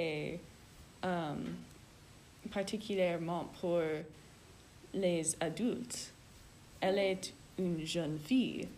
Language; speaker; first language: French; non-native, learner; English